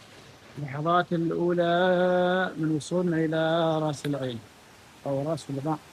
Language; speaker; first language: Arabic; native; Arabic